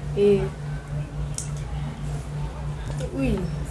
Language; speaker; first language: French; non-native, learner; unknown